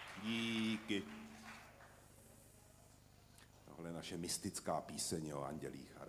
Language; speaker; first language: Czech; native; Czech